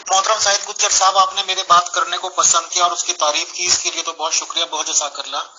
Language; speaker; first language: Urdu; non-native, local second language; Hindi